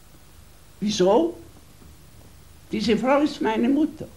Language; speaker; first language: German; non-native, fluent; Hungarian